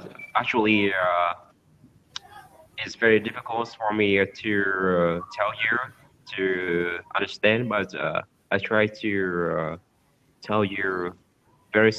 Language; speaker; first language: English; non-native, learner; Vietnamese